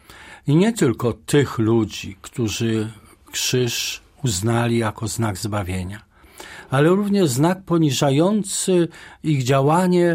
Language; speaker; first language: Polish; native; Polish